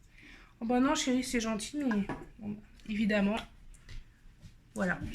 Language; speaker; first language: French; native; French